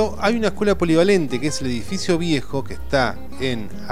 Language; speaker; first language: Spanish; native; Spanish